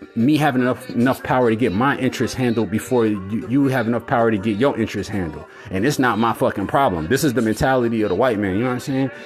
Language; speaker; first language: English; native; English